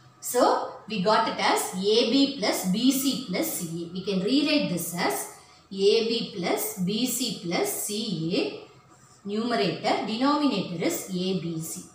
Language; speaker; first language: English; non-native, local second language; Tamil